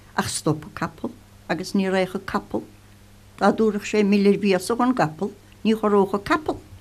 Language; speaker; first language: Irish; native; Irish